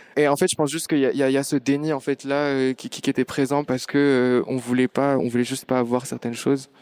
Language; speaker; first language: French; non-native, local second language; Arabic